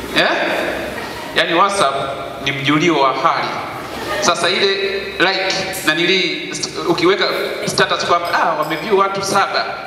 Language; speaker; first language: Swahili; native; Swahili